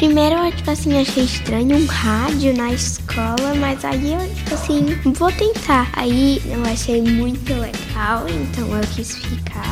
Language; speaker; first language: Portuguese; early bilingual, heritage; Portuguese